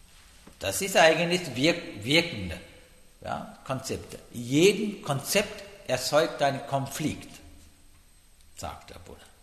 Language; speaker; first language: German; non-native, learner; Sinhala